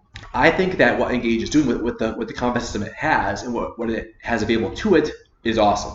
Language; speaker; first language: English; native; English